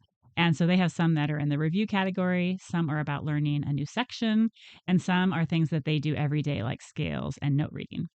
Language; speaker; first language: English; native; English